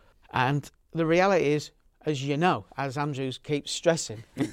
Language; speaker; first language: English; native; English